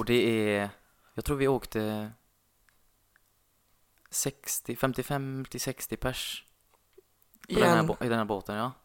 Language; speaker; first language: Swedish; non-native, fluent; Arabic